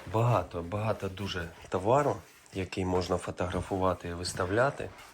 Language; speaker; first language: Ukrainian; non-native, local second language; Russian